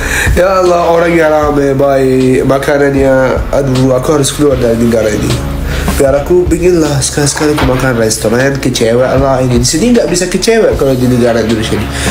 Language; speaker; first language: Indonesian; non-native, fluent; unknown